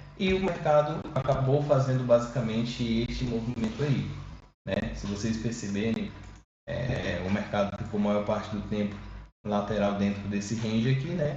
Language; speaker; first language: Portuguese; native; Portuguese